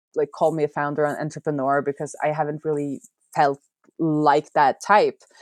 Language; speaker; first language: English; non-native, fluent; Norwegian